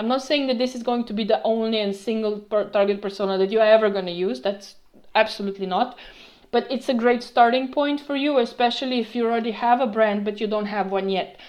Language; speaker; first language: English; non-native, fluent; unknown